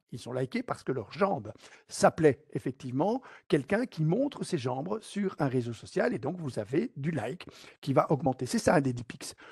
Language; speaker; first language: French; native; French